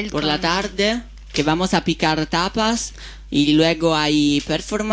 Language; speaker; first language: Spanish; non-native, fluent; Italian